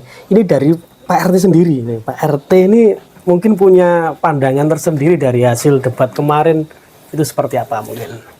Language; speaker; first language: Indonesian; non-native, local second language; Javanese